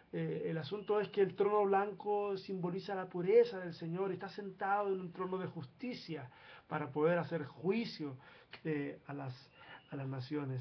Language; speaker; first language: Spanish; native; Spanish